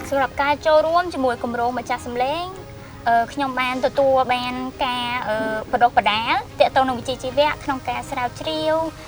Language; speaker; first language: Khmer; non-native, local second language; Western Cham